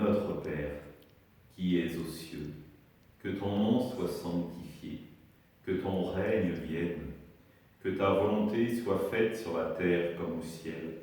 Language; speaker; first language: French; native; French